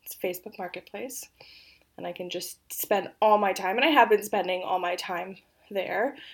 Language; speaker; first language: English; early bilingual, other home language; Polish